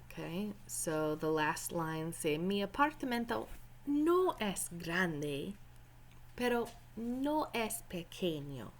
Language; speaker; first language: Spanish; non-native, fluent; English